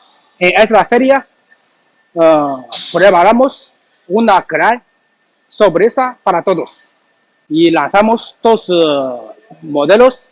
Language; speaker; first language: Spanish; non-native, learner; Chinese